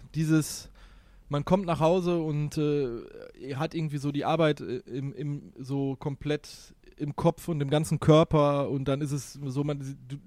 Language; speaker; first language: German; native; German